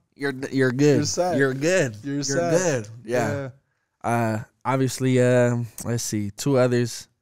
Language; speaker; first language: English; native; English